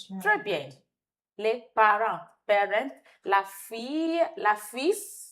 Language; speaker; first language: French; non-native, fluent; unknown